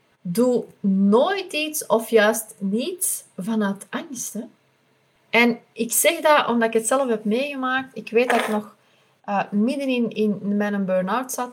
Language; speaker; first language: Dutch; native; Dutch